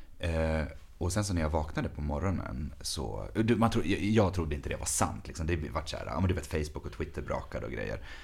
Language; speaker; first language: Swedish; native; Swedish